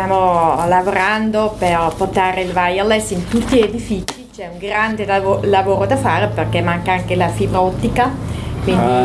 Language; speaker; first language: Italian; non-native, local second language; German